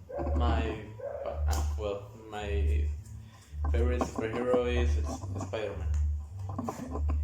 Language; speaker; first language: English; non-native, learner; Spanish